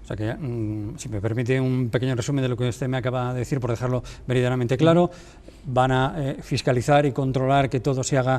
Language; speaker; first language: Spanish; native; Spanish